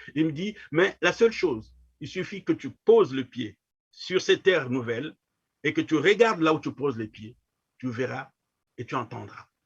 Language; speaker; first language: French; non-native, local second language; Kongo